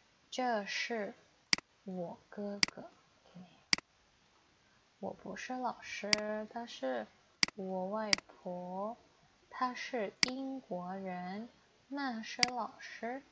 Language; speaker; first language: Chinese; non-native, fluent; Indonesian